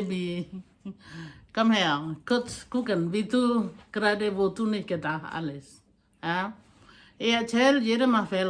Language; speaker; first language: German; non-native, learner; Indonesian